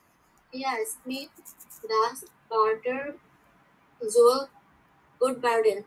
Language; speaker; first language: German; non-native, learner; Bangla